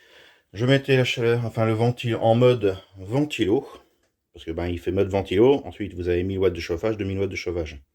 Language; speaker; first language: French; native; French